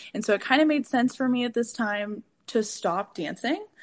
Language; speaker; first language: English; native; English